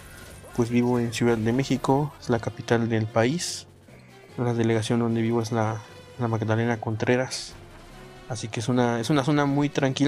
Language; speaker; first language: Spanish; native; Spanish